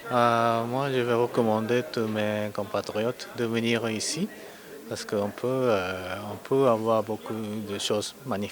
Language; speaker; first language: French; non-native, fluent; Japanese